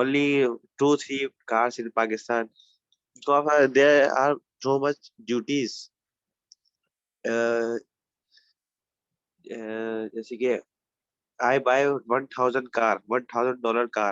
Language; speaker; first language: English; non-native, learner; Urdu